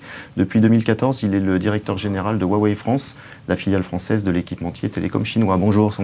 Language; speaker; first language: French; native; French